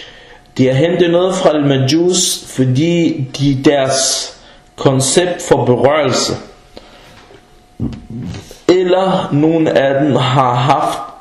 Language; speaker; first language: Danish; early bilingual, other home language; Arabic